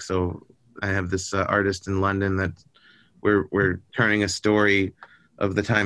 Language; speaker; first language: English; native; English